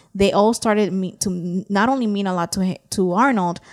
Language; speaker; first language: English; native; English